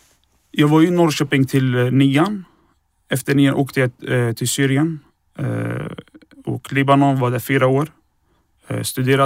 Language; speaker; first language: Swedish; early bilingual, other home language; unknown